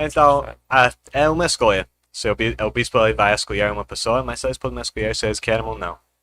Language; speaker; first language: Portuguese; non-native, fluent; English